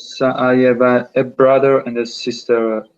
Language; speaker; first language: English; non-native, learner; Italian